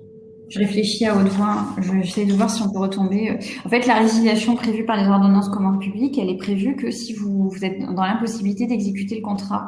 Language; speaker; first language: French; native; French